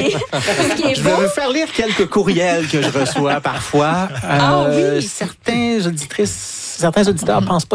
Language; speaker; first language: French; native; French